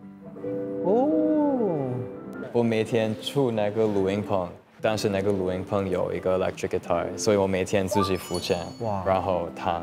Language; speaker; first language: Chinese; non-native, learner; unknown